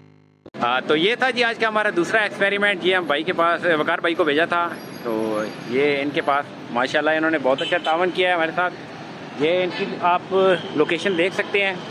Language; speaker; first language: Hindi; non-native, local second language; Punjabi